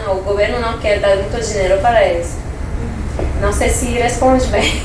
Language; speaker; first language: Portuguese; non-native, fluent; French